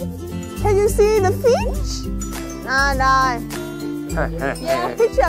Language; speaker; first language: English; non-native, learner; Vietnamese